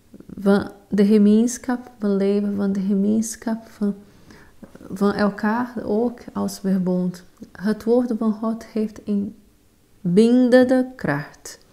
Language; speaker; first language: Dutch; non-native, fluent; Portuguese